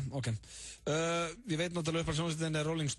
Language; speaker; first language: Icelandic; native; Icelandic